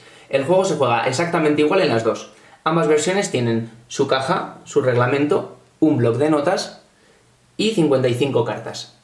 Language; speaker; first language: Spanish; native; Spanish